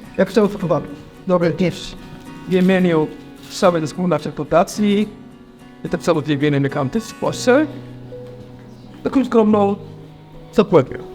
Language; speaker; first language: Polish; non-native, fluent; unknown